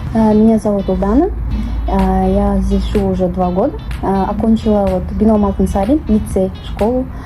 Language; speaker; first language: Russian; non-native, local second language; Kazakh